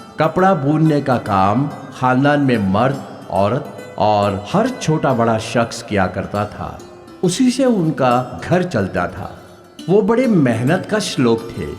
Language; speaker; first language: Urdu; native; Urdu